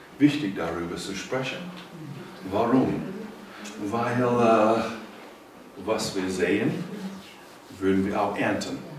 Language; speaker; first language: German; non-native, learner; English